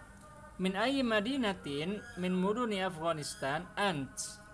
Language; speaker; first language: Arabic; non-native, fluent; Indonesian